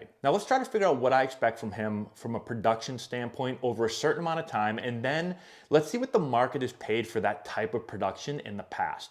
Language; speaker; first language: English; native; English